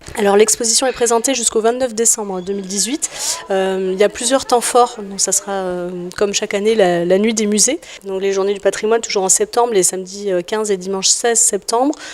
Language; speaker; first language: French; native; French